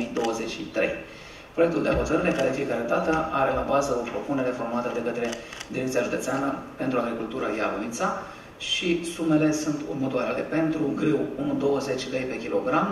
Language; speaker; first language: Romanian; native; Romanian